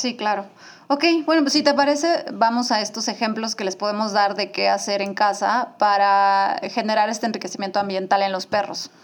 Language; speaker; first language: Spanish; native; Spanish